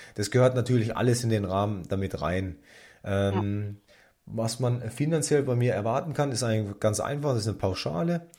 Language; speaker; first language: German; native; German